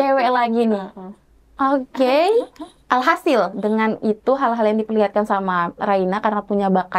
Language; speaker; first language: Indonesian; native; Indonesian